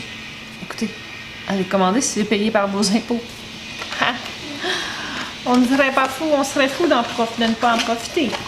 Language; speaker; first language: French; native; French